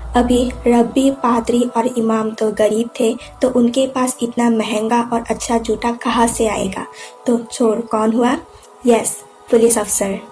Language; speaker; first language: Hindi; non-native, local second language; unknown